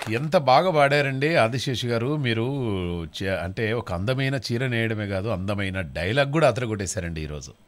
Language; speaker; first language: Telugu; native; Telugu